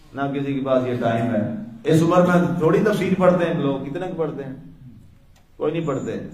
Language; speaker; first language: Urdu; native; Urdu